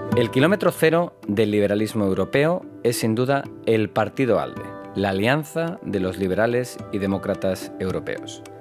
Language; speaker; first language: Spanish; native; Spanish